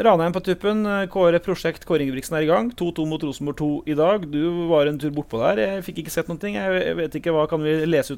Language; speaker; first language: Norwegian; native; Norwegian